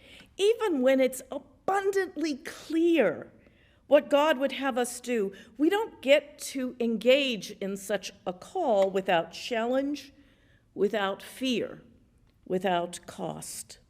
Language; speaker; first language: English; native; English